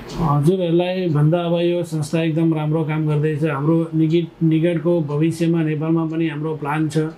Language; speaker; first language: Nepali; native; Nepali